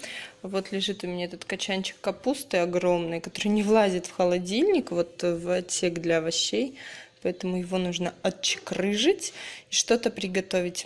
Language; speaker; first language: Russian; native; Russian